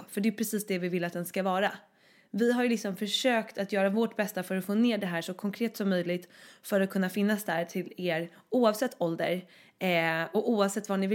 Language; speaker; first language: Swedish; native; Swedish